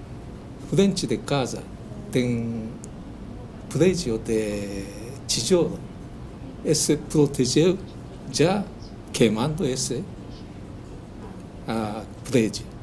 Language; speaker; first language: Portuguese; non-native, learner; Japanese